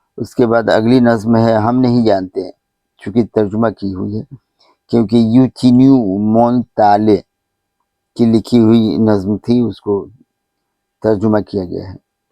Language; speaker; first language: Urdu; native; Urdu